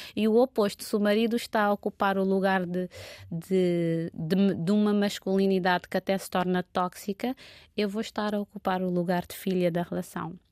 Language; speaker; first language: Portuguese; non-native, local second language; Kabuverdianu